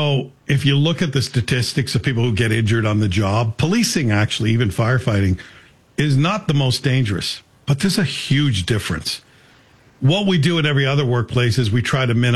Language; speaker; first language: English; native; English